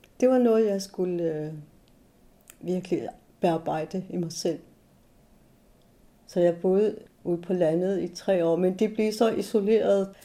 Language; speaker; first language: Danish; non-native, local second language; Kalaallisut